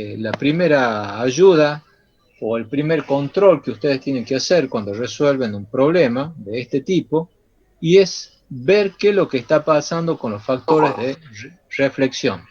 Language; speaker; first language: Spanish; native; Spanish